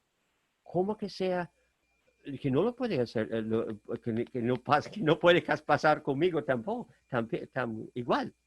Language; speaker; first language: Spanish; non-native, fluent; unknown